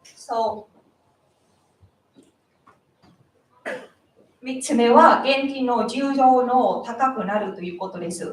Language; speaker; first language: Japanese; non-native, learner; Vietnamese